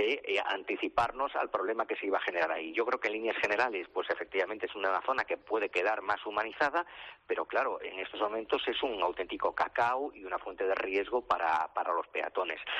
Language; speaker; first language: Spanish; native; Spanish